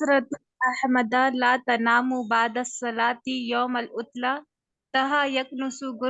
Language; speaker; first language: Arabic; non-native, learner; Urdu